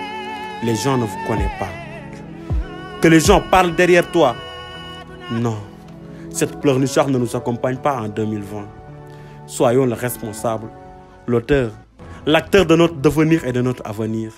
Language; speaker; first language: French; non-native, local second language; Wolof